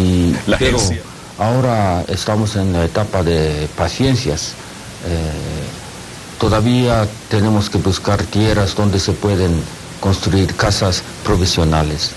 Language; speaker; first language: Spanish; non-native, learner; Japanese